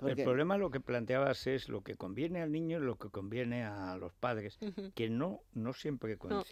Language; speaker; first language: Spanish; native; Spanish